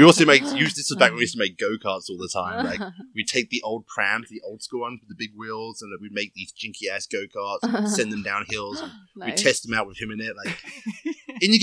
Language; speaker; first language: English; native; English